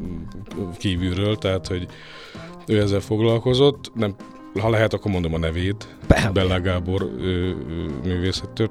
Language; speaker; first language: Hungarian; native; Hungarian